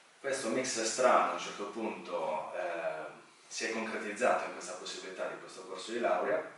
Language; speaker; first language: Italian; native; Italian